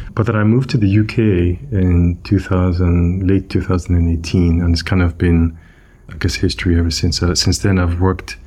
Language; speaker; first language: English; non-native, local second language; Yoruba